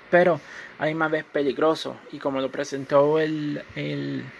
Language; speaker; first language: Spanish; native; Spanish